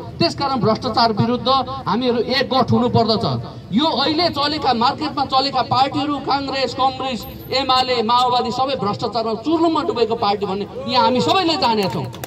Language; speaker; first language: Nepali; non-native, local second language; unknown